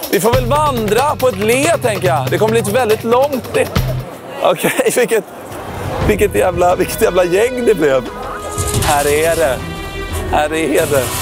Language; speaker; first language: Swedish; native; Swedish